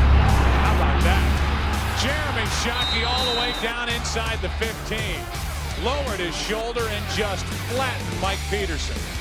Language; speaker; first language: English; native; English